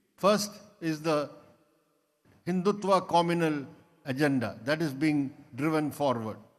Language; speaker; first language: English; non-native, local second language; Malayalam